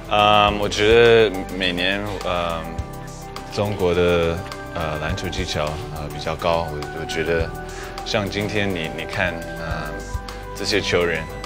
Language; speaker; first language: Chinese; early bilingual, heritage; English